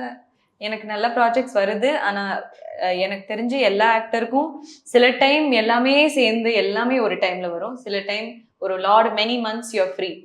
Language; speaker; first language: Tamil; non-native, local second language; Malayalam